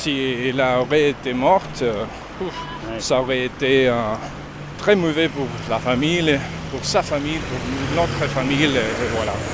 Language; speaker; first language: French; non-native, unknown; Spanish